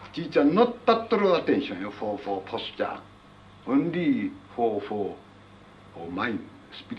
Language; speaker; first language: English; non-native, learner; Japanese